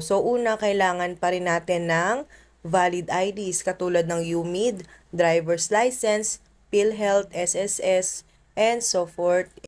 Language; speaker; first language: Filipino; native; Filipino